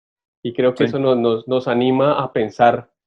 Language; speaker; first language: Spanish; native; Spanish